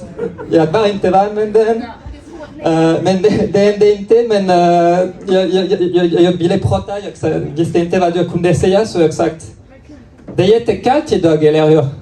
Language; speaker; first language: Swedish; non-native, learner; French